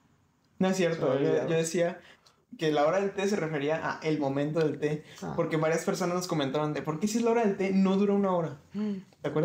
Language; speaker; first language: Spanish; native; Spanish